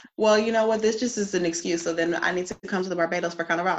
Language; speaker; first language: English; native; English